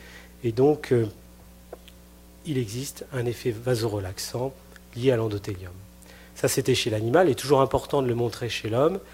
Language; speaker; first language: French; native; French